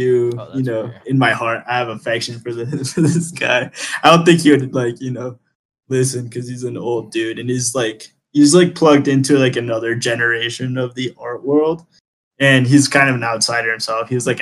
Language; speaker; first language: English; early bilingual, other home language; Spanish